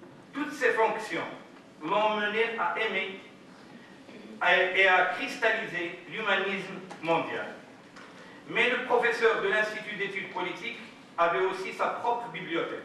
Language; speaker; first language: French; non-native, local second language; Arabic